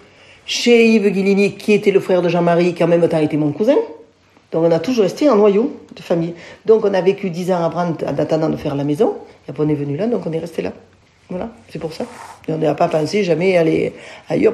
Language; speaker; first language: French; native; French